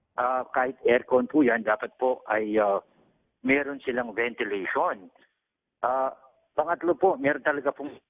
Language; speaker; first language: Filipino; native; Filipino